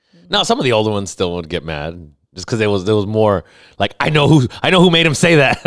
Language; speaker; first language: English; early bilingual, other home language; Spanish